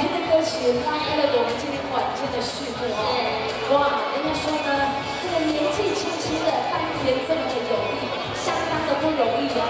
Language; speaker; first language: Chinese; native; Chinese